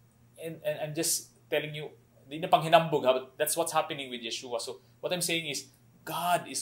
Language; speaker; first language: English; non-native, local second language; Cebuano